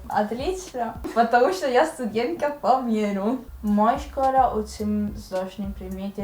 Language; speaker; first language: Russian; non-native, learner; Italian